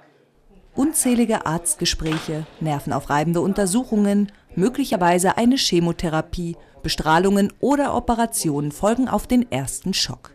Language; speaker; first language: German; native; German